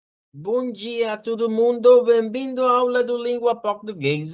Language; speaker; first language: Portuguese; non-native, fluent; Spanish